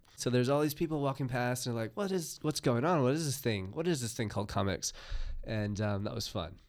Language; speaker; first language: English; native; English